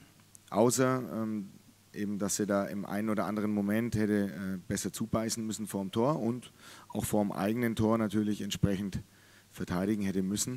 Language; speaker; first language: German; native; German